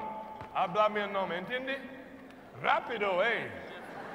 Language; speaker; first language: Spanish; non-native, learner; English